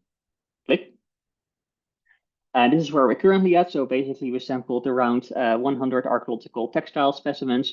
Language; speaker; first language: English; non-native, fluent; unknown